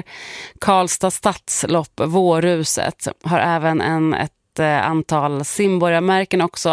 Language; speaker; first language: Swedish; native; Swedish